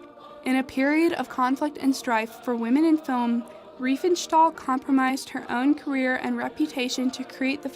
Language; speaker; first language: English; native; English